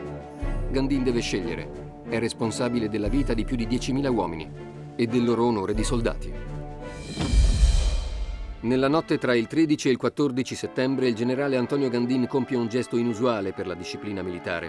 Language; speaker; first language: Italian; native; Italian